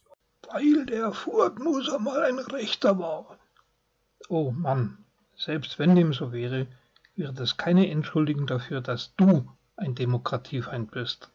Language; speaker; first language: German; native; German